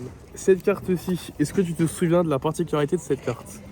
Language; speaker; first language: French; native; French